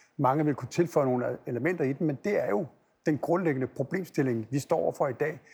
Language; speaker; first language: Danish; native; Danish